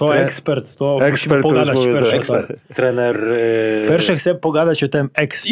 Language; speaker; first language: Polish; non-native, learner; Serbian